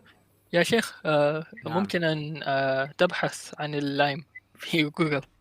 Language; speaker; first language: Arabic; non-native, learner; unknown